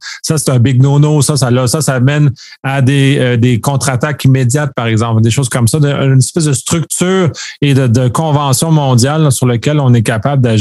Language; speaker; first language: French; native; French